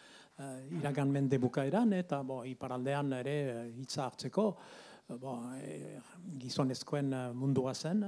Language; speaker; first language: Basque; native; Basque